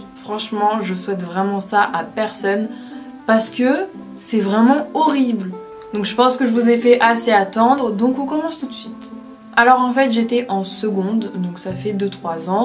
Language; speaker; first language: French; native; French